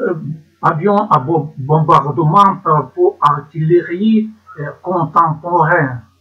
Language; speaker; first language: French; non-native, learner; Ukrainian